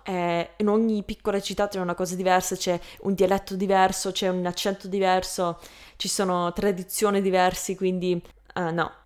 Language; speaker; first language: Italian; non-native, fluent; English